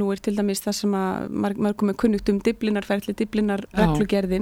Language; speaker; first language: Icelandic; native; Icelandic